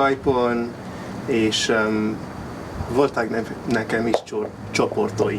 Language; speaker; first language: Hungarian; non-native, learner; English